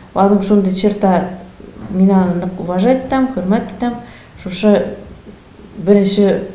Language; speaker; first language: Tatar; native; Tatar